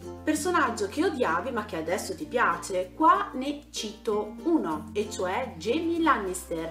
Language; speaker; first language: Italian; native; Italian